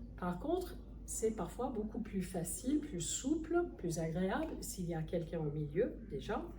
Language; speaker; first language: French; non-native, fluent; English